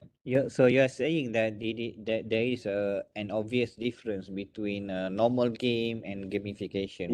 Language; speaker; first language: English; non-native, fluent; Malay